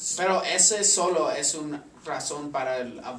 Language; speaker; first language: Spanish; non-native, learner; English